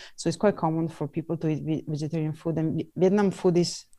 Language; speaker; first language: English; non-native, fluent; Italian